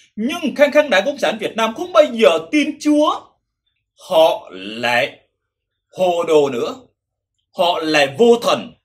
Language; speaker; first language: Vietnamese; non-native, local second language; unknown